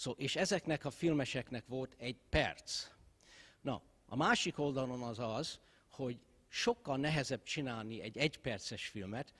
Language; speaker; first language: Hungarian; early bilingual, other home language; English